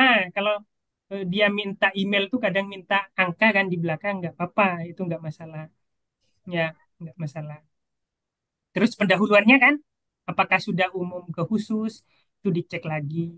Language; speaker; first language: Indonesian; native; Indonesian